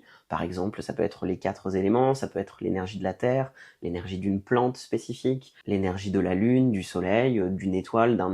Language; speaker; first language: French; native; French